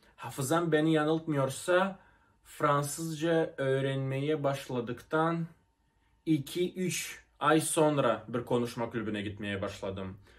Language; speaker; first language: Turkish; non-native, fluent; Russian